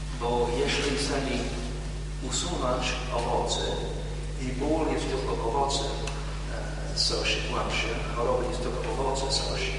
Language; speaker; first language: Polish; non-native, learner; English